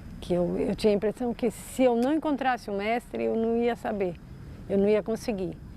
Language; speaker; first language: Portuguese; native; Portuguese